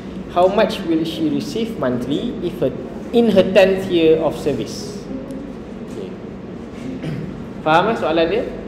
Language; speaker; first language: English; non-native, local second language; Malay